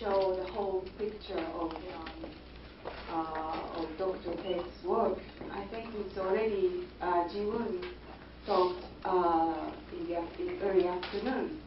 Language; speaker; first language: English; non-native, fluent; Japanese